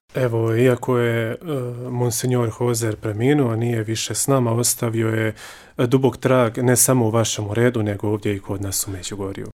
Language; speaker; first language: Croatian; native; Croatian